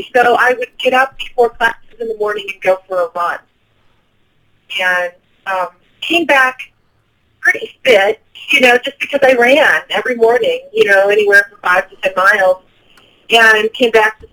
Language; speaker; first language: English; native; English